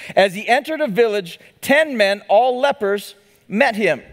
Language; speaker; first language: English; native; English